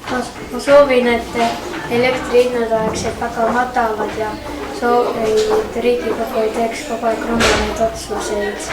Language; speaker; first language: Estonian; non-native, learner; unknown